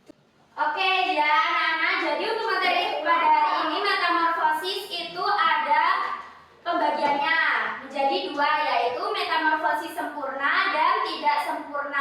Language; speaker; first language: Indonesian; native; Indonesian